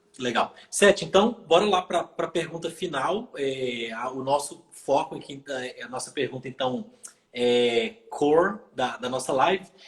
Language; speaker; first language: Portuguese; native; Portuguese